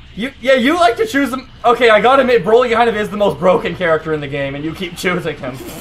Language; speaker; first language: English; native; English